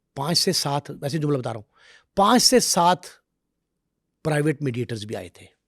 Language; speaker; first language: Urdu; non-native, local second language; Punjabi